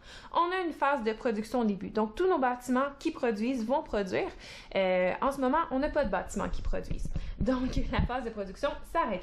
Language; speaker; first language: French; native; French